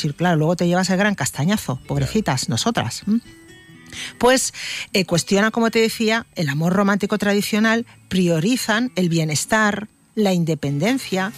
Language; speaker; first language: Spanish; native; Spanish